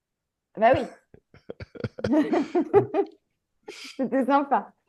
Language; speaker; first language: French; native; French